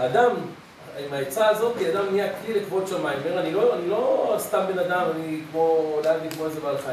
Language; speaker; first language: Hebrew; native; Hebrew